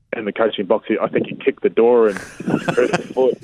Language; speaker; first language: English; native; English